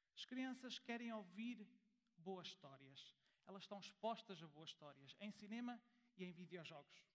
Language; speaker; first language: Portuguese; early bilingual, heritage; German